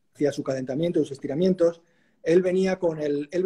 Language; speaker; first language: Spanish; native; Spanish